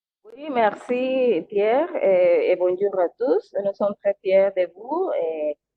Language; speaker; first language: French; non-native, fluent; Spanish